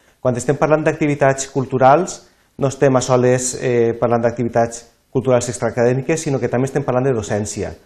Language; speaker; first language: Catalan; native; Catalan